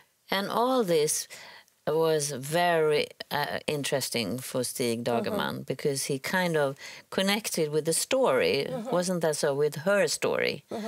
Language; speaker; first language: English; non-native, fluent; Swedish